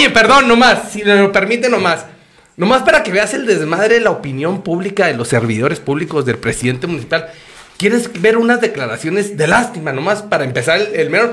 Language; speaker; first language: Spanish; native; Spanish